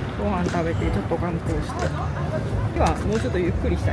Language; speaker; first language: Japanese; native; Japanese